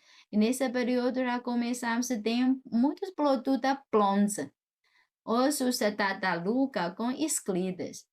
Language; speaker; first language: Portuguese; non-native, fluent; Chinese